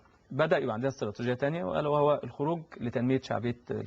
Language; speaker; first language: Arabic; native; Arabic